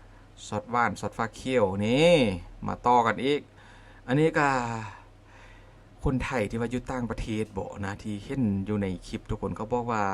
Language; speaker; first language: Thai; non-native, local second language; Northeastern Thai